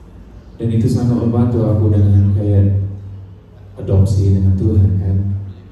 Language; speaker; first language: Indonesian; non-native, fluent; English